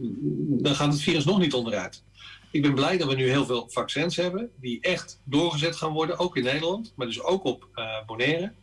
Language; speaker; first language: Dutch; native; Dutch